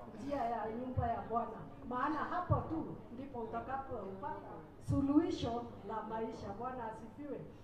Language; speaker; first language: Swahili; non-native, local second language; Kikuyu